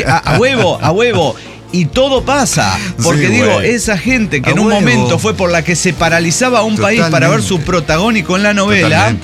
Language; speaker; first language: Spanish; native; Spanish